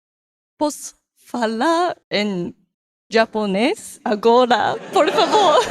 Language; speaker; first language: Portuguese; non-native, learner; Japanese